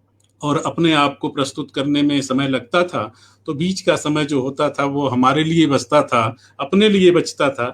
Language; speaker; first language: Hindi; native; Hindi